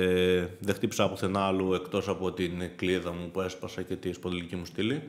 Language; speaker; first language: Greek; native; Greek